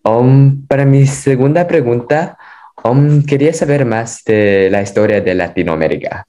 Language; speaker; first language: Spanish; non-native, fluent; English